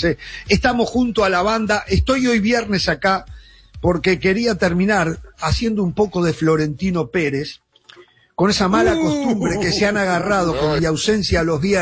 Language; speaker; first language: Spanish; native; Spanish